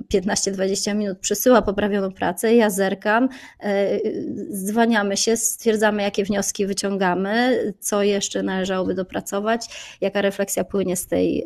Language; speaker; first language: Polish; native; Polish